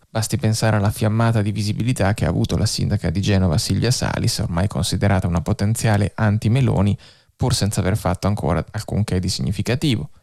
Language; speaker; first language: Italian; native; Italian